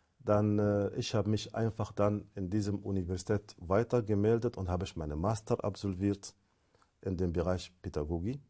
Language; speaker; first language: German; non-native, fluent; Arabic